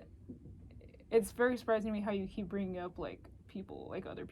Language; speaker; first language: English; native; English